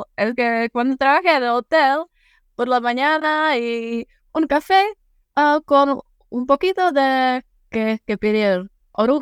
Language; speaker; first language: Spanish; non-native, fluent; Czech